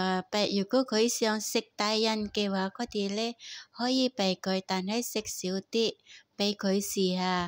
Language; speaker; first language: Cantonese; non-native, fluent; Indonesian